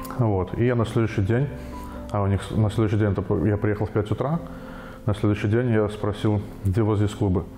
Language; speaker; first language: Russian; native; Russian